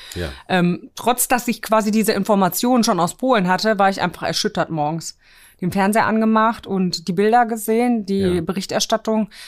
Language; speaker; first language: German; early bilingual, other home language; Polish